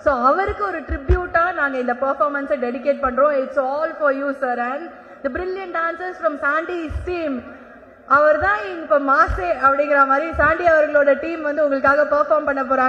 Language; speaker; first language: Tamil; native; Tamil